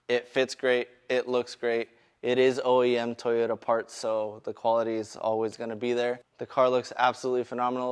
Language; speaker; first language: English; native; English